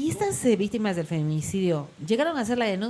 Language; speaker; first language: Spanish; native; Spanish